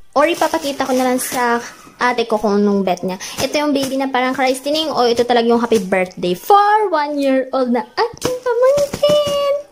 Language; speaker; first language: Filipino; non-native, local second language; Cebuano